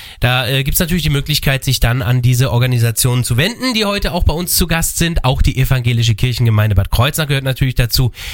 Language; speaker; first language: German; native; German